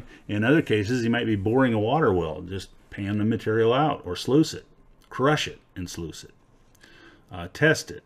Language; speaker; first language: English; native; English